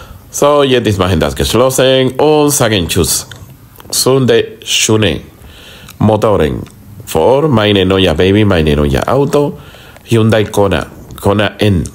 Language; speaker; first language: German; non-native, learner; Spanish